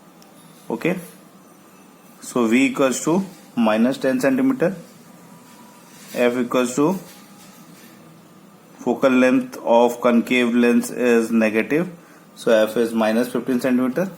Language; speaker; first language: English; non-native, local second language; Hindi